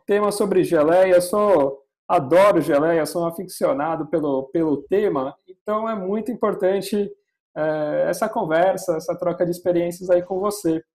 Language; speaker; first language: Portuguese; native; Portuguese